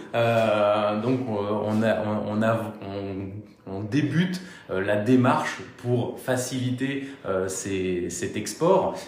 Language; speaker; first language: French; native; French